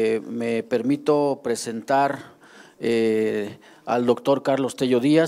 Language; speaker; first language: Spanish; native; Spanish